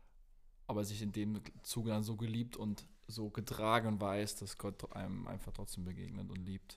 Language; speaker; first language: German; native; German